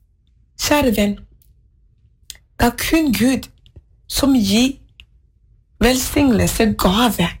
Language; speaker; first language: Norwegian; non-native, fluent; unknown